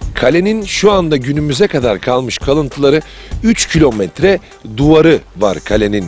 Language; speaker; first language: Turkish; native; Turkish